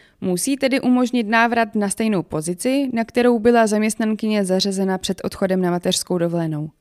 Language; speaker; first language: Czech; native; Czech